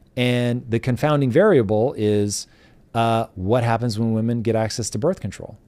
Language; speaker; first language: English; native; English